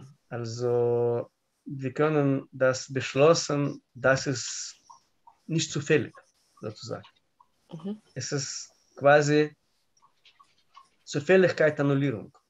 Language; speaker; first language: German; non-native, learner; Russian